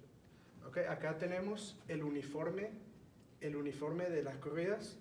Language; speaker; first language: Spanish; early bilingual, heritage; Spanish